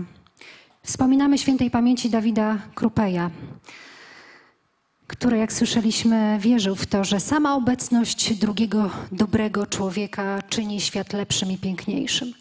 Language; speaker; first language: Polish; native; Polish